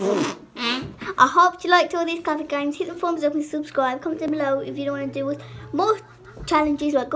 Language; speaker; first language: English; native; English